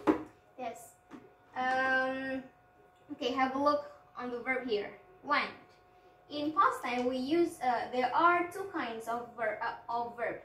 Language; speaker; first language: English; non-native, fluent; Indonesian